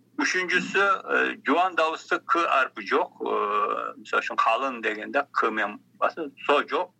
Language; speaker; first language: Kazakh; early bilingual, heritage; Kazakh